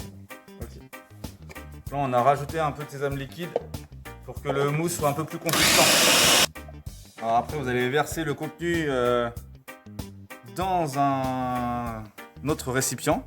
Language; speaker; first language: French; native; French